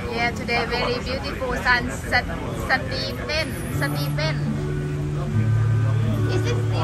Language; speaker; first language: English; non-native, learner; Thai